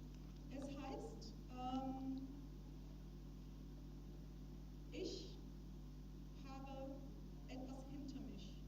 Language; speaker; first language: German; non-native, learner; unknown